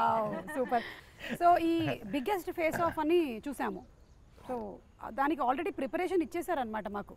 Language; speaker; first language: Telugu; native; Telugu